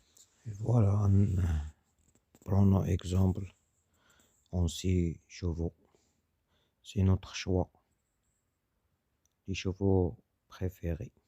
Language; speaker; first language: French; non-native, learner; Arabic